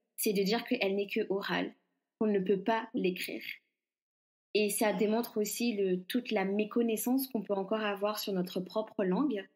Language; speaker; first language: French; non-native, local second language; Guadeloupean Creole French